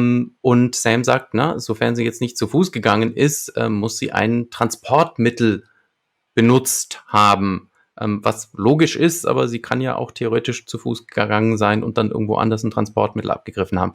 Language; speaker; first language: German; native; German